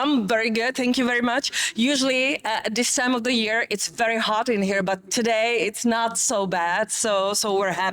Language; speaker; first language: English; non-native, fluent; Czech